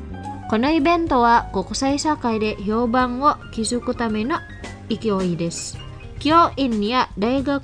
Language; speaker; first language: Japanese; non-native, fluent; Indonesian